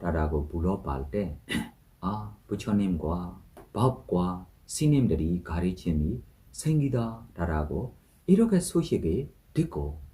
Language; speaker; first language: Korean; non-native, fluent; Burmese